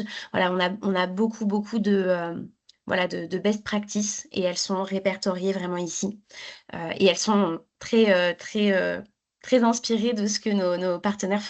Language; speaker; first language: French; native; French